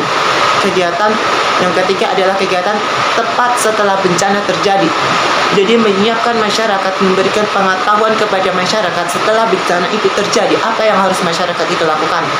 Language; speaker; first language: Indonesian; native; Indonesian